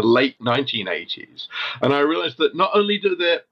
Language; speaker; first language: English; native; English